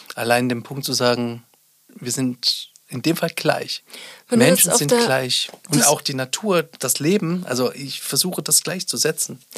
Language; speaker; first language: German; native; German